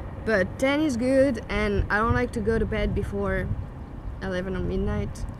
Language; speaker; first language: English; non-native, fluent; French